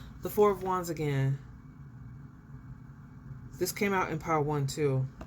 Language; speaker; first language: English; native; English